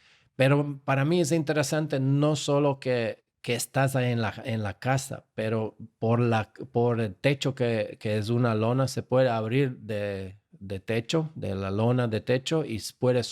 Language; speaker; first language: Spanish; non-native, fluent; Slovak